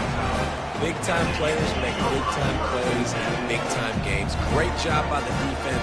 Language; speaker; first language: English; native; English